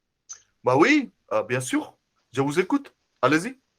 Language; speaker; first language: French; non-native, fluent; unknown